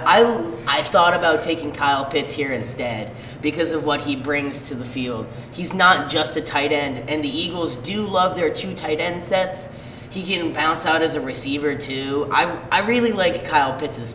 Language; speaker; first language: English; native; English